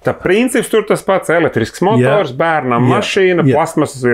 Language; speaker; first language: Latvian; native; Latvian